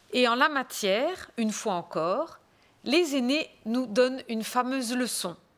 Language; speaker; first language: French; native; French